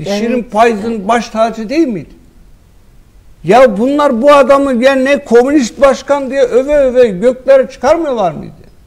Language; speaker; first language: Turkish; native; Turkish